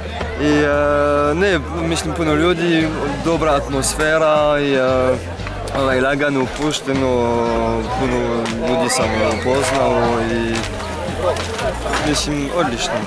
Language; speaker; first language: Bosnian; non-native, fluent; French